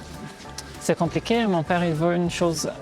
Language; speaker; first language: French; non-native, fluent; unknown